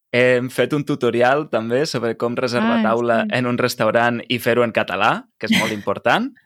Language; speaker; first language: Catalan; native; Catalan